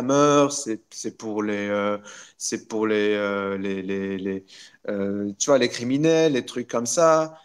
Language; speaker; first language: French; non-native, local second language; Arabic